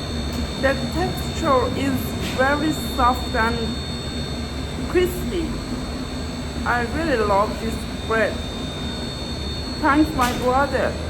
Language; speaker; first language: English; non-native, fluent; Persian